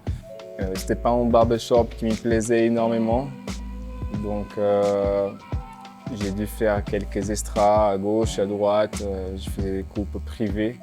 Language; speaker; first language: French; non-native, fluent; Portuguese